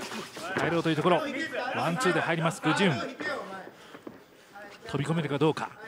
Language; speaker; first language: Japanese; native; Japanese